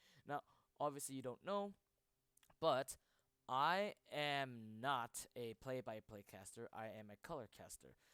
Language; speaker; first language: English; native; English